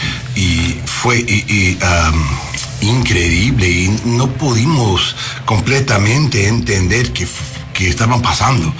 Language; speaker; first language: Spanish; non-native, learner; English